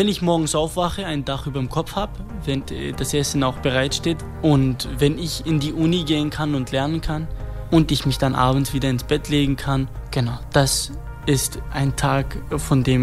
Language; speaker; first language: German; non-native, fluent; Kurdish